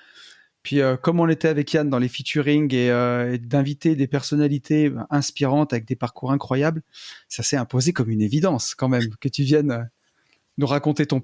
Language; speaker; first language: French; native; French